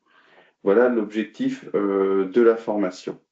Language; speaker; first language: French; native; French